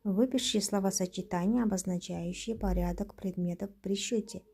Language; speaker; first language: Russian; non-native, local second language; Kazakh